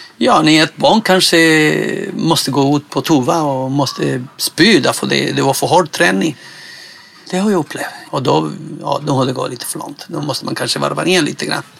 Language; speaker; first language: Swedish; non-native, fluent; Spanish